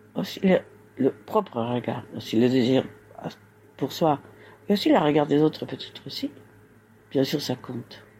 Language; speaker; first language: French; non-native, fluent; Spanish